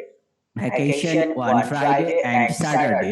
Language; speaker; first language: English; non-native, learner; Bangla